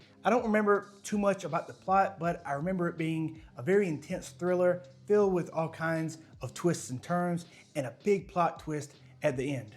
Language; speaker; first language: English; native; English